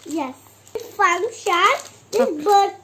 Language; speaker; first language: English; non-native, learner; Kannada